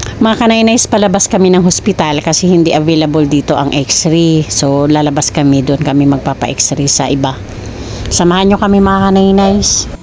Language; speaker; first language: Filipino; non-native, local second language; Waray